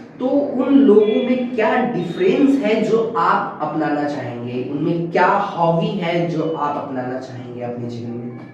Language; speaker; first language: Hindi; native; Hindi